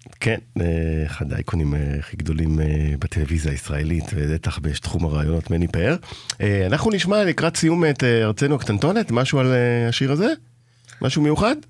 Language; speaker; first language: Hebrew; native; Hebrew